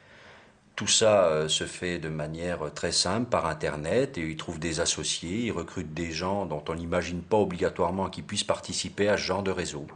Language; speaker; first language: French; native; French